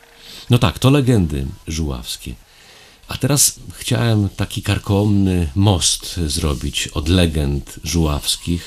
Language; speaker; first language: Polish; native; Polish